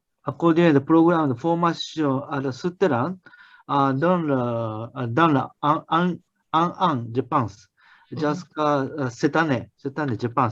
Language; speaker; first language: French; non-native, learner; Japanese